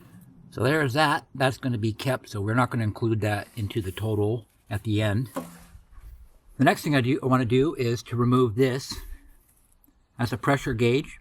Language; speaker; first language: English; native; English